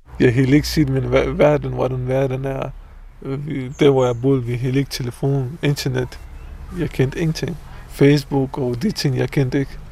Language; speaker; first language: Danish; non-native, fluent; Pashto